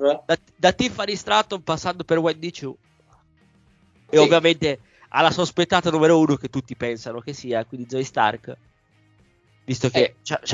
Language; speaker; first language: Italian; native; Italian